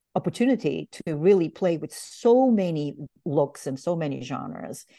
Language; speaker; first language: English; early bilingual, other home language; Bulgarian